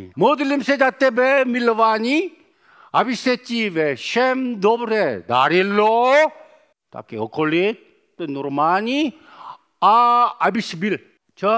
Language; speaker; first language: Czech; non-native, fluent; Korean